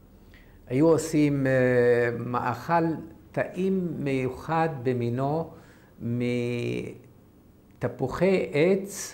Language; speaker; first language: Hebrew; non-native, fluent; Arabic